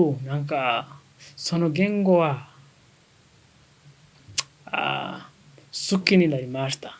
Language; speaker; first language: Japanese; non-native, learner; Kinyarwanda